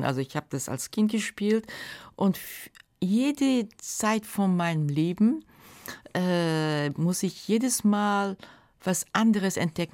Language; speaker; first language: German; non-native, fluent; Japanese